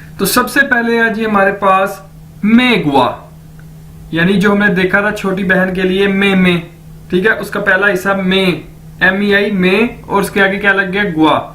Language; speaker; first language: Urdu; native; Urdu